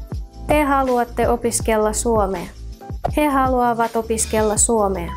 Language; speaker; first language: Finnish; non-native, fluent; Russian